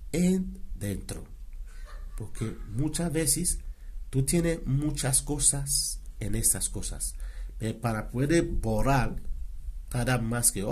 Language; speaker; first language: Spanish; non-native, learner; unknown